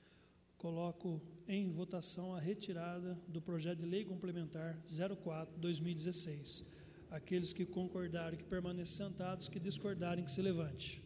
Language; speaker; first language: Portuguese; native; Portuguese